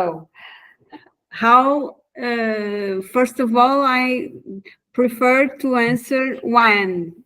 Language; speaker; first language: English; non-native, learner; Portuguese